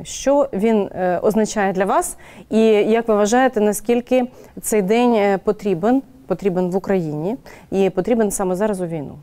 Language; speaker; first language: Ukrainian; native; Ukrainian